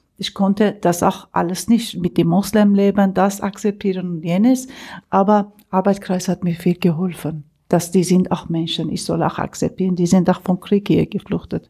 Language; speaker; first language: German; non-native, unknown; Armenian